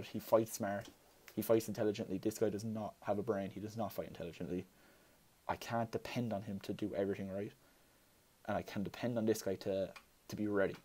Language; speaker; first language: English; native; English